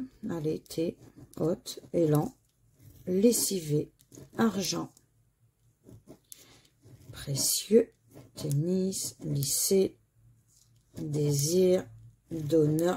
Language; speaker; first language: French; native; French